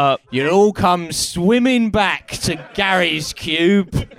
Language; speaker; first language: English; native; English